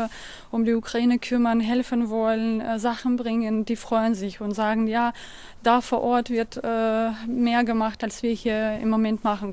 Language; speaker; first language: German; non-native, fluent; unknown